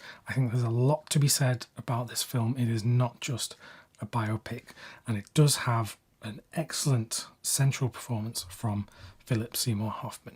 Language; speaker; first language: English; native; English